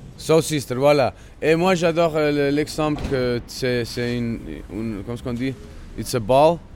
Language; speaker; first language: French; non-native, local second language; Spanish